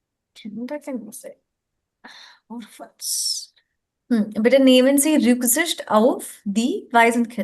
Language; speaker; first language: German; non-native, fluent; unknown